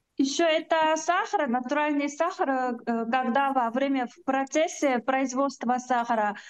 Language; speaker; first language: Russian; non-native, learner; Korean